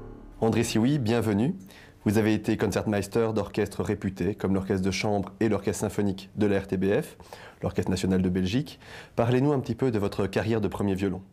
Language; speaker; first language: French; native; French